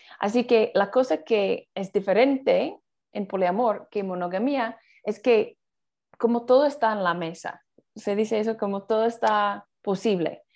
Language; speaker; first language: Spanish; non-native, fluent; English